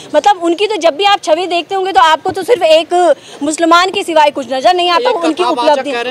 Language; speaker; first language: Hindi; native; Hindi